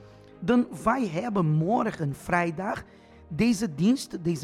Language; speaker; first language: Dutch; non-native, fluent; Portuguese